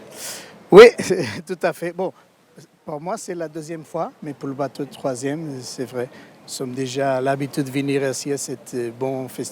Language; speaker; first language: French; non-native, learner; Portuguese